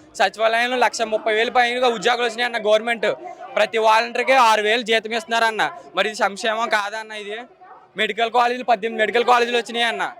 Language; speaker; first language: Telugu; native; Telugu